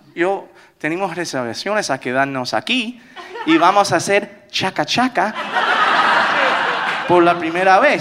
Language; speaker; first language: Spanish; early bilingual, heritage; Spanish